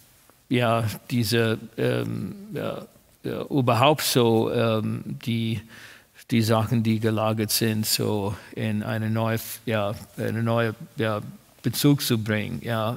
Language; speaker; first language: German; non-native, fluent; English